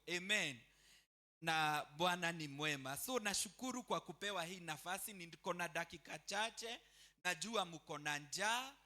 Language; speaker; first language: Swahili; non-native, local second language; Kikuyu